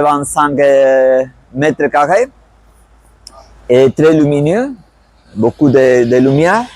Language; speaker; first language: French; non-native, fluent; Spanish